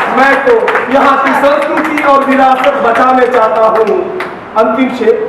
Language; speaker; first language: Hindi; non-native, local second language; Marathi